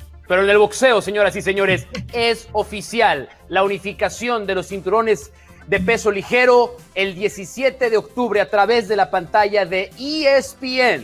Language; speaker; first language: Spanish; native; Spanish